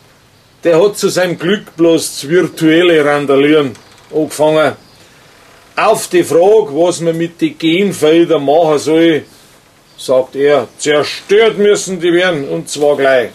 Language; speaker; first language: German; native; German